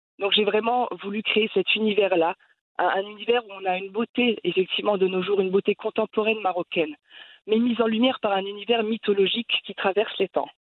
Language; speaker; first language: French; native; French